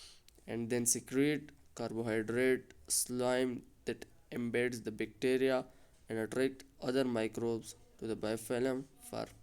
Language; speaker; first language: English; non-native, local second language; Urdu